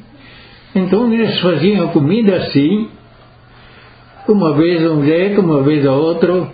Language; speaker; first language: Portuguese; non-native, local second language; Italian